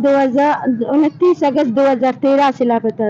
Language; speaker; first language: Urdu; non-native, local second language; Brahui